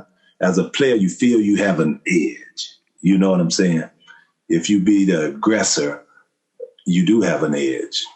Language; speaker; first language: English; native; English